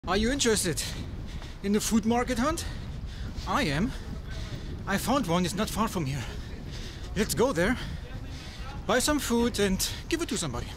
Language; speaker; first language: English; non-native, fluent; German